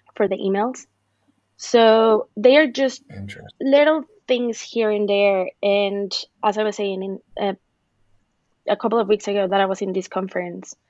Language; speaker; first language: English; non-native, fluent; Spanish